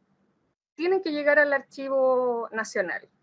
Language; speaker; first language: Spanish; native; Spanish